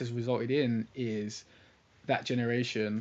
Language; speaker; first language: English; native; English